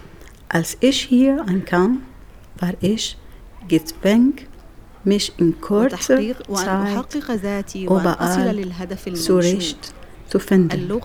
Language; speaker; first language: German; non-native, fluent; Arabic